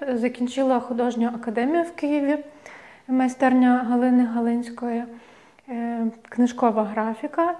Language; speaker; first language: Ukrainian; native; Ukrainian